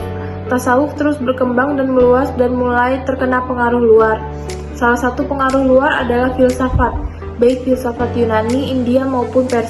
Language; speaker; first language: Indonesian; native; Indonesian